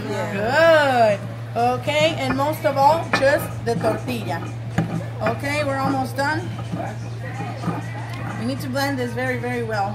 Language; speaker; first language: English; non-native, fluent; Spanish